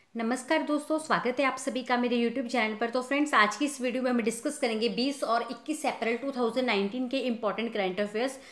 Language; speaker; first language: Hindi; non-native, local second language; Punjabi